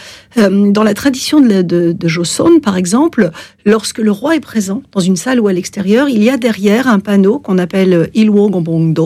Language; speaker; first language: French; native; French